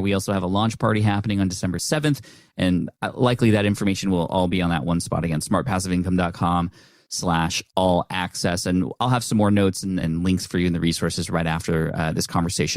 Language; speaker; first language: English; native; English